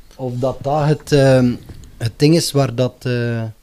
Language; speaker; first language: Dutch; native; Dutch